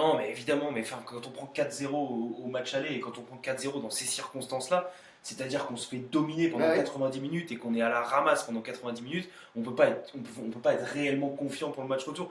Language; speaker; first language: French; native; French